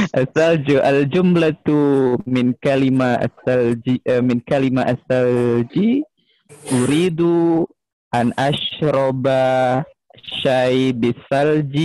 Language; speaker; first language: Arabic; non-native, learner; Indonesian